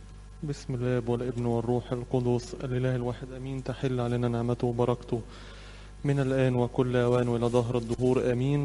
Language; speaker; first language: Arabic; native; Arabic